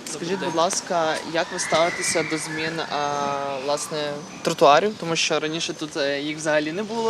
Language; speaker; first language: Ukrainian; native; Ukrainian